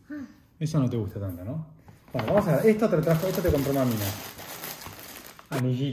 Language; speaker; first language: Spanish; native; Spanish